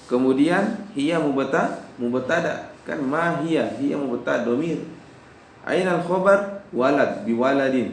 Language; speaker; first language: Arabic; non-native, fluent; Indonesian